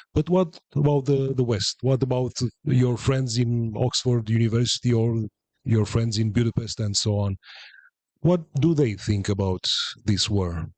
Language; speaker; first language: English; non-native, fluent; Romanian